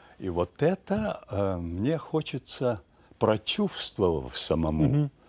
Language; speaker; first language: Russian; native; Russian